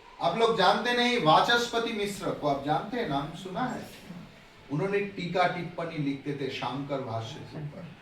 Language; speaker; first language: Hindi; non-native, local second language; Bangla